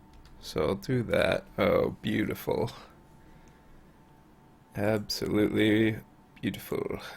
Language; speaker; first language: English; native; English